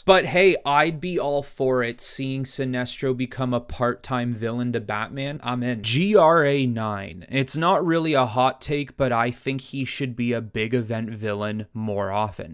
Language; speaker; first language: English; native; English